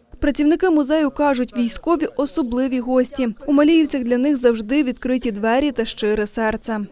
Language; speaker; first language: Ukrainian; native; Ukrainian